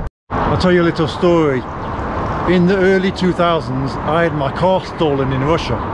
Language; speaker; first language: English; native; English